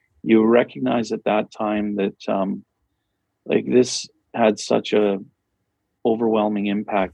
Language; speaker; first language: English; native; English